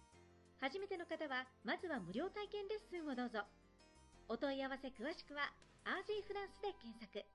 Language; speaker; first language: Japanese; native; Japanese